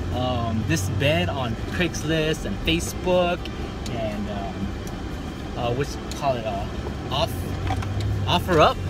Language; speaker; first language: English; native; English